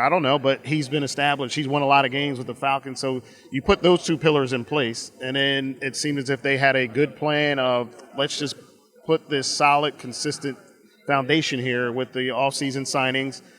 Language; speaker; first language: English; native; English